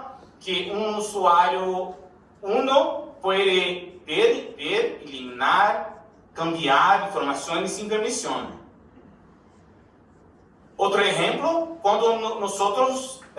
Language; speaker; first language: Spanish; non-native, learner; Portuguese